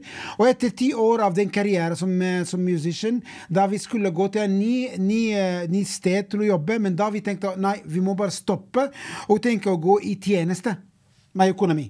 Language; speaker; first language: Norwegian; non-native, fluent; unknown